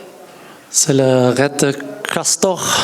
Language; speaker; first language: French; non-native, learner; Dutch